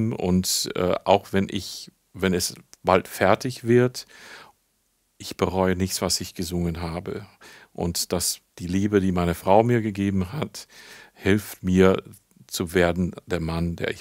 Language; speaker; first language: German; non-native, fluent; English